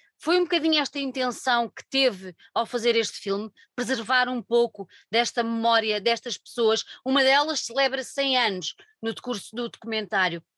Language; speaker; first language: Portuguese; native; Portuguese